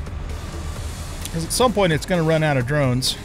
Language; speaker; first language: English; native; English